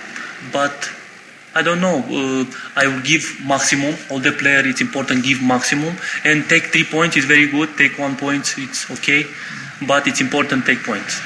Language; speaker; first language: English; non-native, learner; Romanian